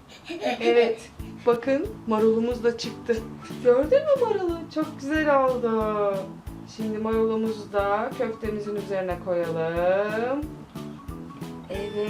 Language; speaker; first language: Turkish; native; Turkish